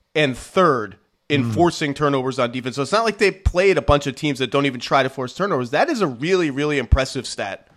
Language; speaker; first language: English; native; English